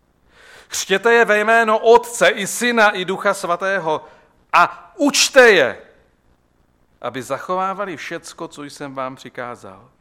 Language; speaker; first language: Czech; native; Czech